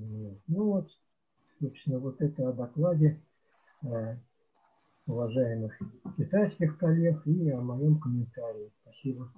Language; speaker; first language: Russian; native; Russian